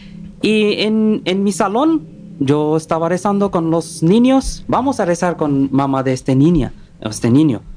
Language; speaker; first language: Spanish; non-native, learner; Bangla